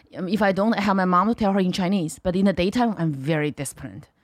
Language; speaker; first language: English; non-native, fluent; Chinese